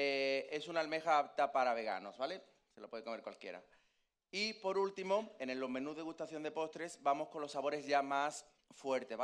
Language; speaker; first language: Spanish; native; Spanish